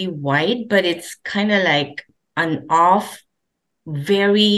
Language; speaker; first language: English; non-native, local second language; Filipino